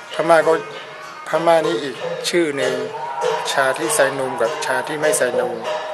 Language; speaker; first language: Thai; non-native, fluent; Burmese